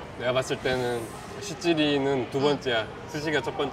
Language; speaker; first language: Korean; native; Korean